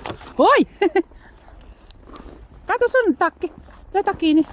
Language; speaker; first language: Finnish; non-native, learner; Filipino